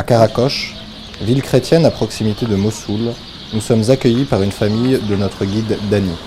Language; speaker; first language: French; native; French